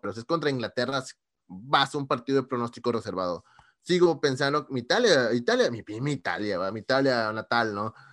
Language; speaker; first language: Spanish; native; Spanish